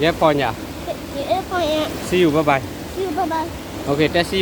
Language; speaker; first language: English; non-native, learner; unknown